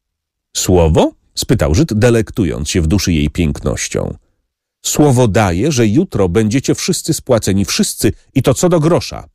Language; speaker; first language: Polish; native; Polish